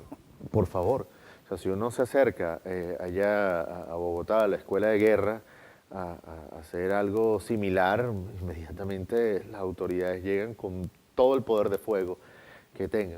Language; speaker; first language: Spanish; native; Spanish